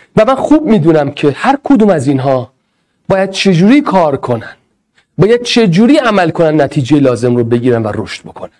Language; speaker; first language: Persian; non-native, local second language; Arabic